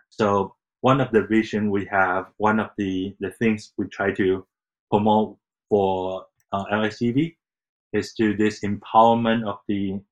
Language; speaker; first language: English; non-native, fluent; Chinese